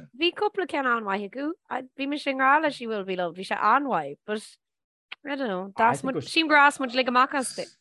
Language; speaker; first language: Irish; native; Irish